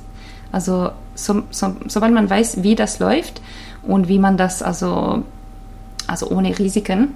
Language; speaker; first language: German; non-native, fluent; Japanese